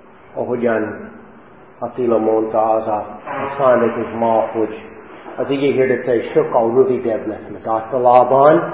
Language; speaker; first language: Hungarian; non-native, fluent; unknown